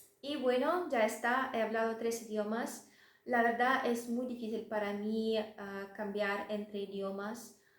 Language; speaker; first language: Spanish; non-native, fluent; Russian